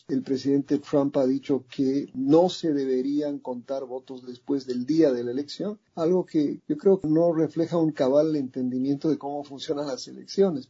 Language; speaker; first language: Spanish; native; Spanish